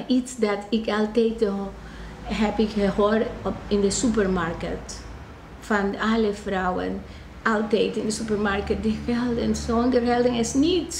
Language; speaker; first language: Dutch; non-native, local second language; Papiamento